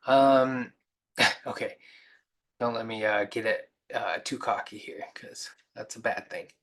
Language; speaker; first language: English; native; English